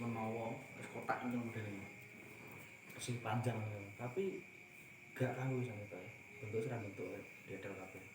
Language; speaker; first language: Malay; non-native, local second language; Javanese